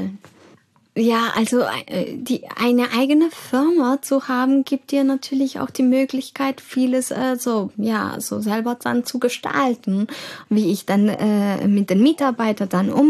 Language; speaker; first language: German; early bilingual, heritage; German